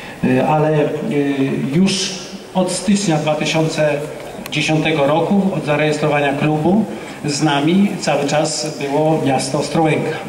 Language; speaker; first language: Polish; native; Polish